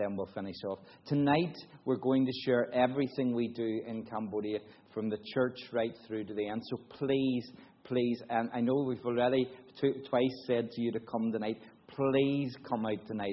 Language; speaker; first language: English; native; English